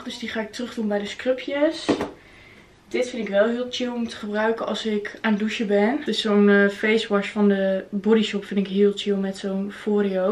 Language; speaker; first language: Dutch; native; Dutch